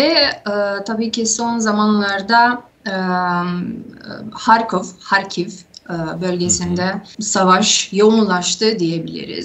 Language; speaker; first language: Turkish; non-native, fluent; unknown